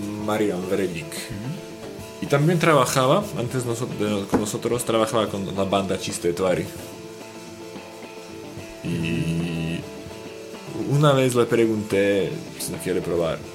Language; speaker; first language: Spanish; non-native, fluent; Slovak